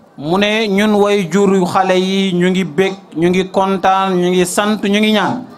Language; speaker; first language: Wolof; non-native, local second language; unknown